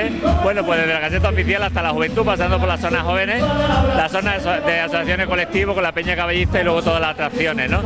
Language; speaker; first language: Spanish; native; Spanish